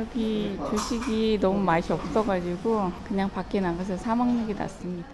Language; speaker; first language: Korean; native; Korean